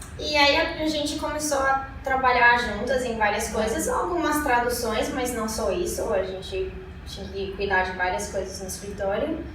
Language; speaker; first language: Portuguese; non-native, fluent; English